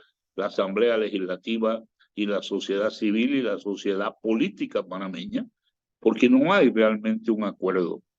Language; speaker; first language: Spanish; native; Spanish